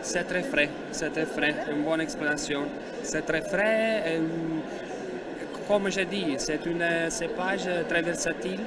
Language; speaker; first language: French; non-native, learner; Italian